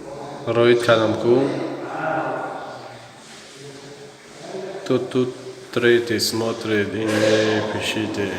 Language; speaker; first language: Russian; non-native, learner; Tajik